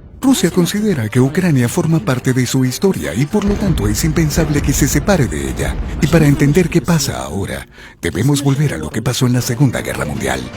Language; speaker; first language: Spanish; native; Spanish